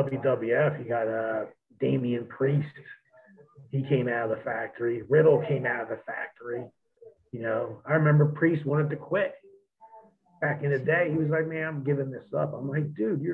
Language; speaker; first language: English; native; English